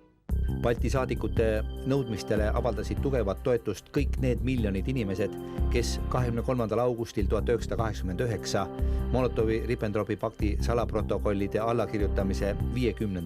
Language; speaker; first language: Estonian; native; Estonian